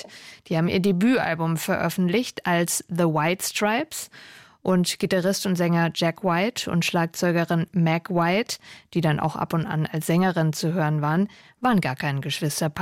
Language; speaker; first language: German; native; German